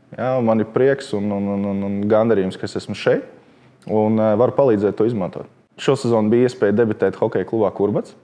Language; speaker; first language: Latvian; native; Latvian